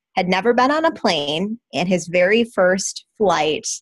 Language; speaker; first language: English; native; English